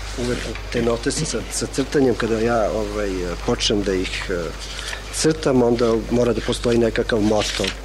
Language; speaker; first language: Serbian; non-native, local second language; Albanian